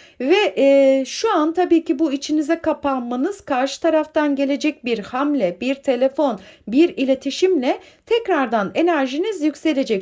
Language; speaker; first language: Turkish; native; Turkish